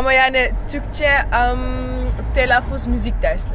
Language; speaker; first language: Turkish; early bilingual, heritage; Turkish